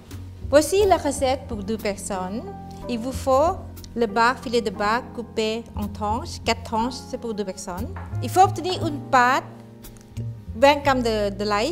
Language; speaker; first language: French; non-native, fluent; Thai